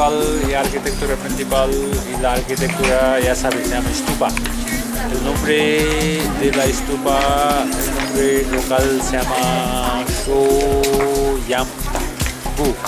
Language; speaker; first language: Spanish; non-native, fluent; Nepali